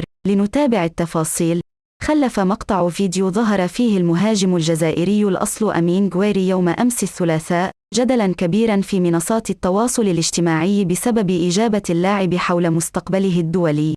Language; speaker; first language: Arabic; native; Arabic